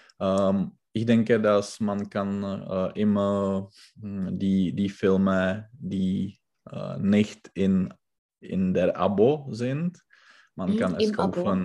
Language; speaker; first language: German; non-native, learner; Czech